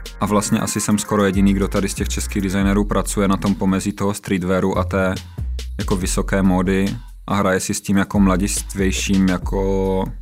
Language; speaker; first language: Czech; native; Czech